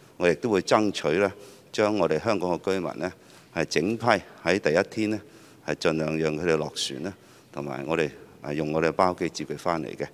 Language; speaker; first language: Chinese; non-native, local second language; Cantonese